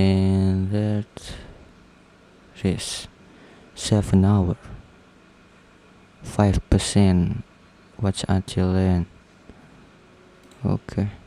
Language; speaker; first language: English; non-native, learner; Indonesian